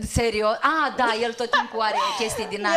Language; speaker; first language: Romanian; native; Romanian